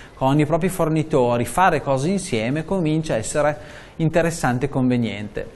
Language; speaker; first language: Italian; native; Italian